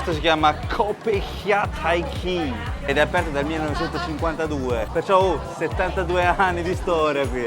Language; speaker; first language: Italian; early bilingual, other home language; Chinese